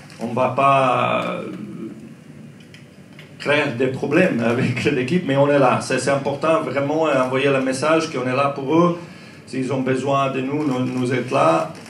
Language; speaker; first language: French; non-native, learner; Croatian